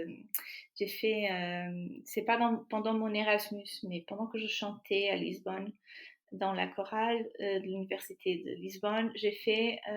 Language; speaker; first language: French; non-native, fluent; Portuguese